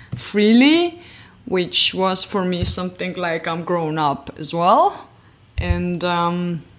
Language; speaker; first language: English; non-native, fluent; Georgian